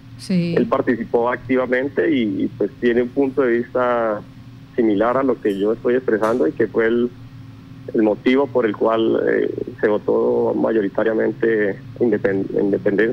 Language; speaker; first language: Spanish; native; Spanish